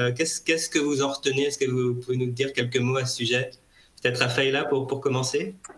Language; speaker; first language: French; native; French